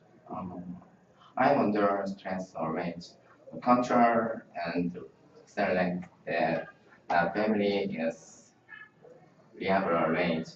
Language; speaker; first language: English; non-native, learner; Korean